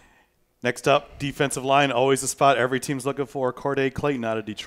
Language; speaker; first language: English; native; English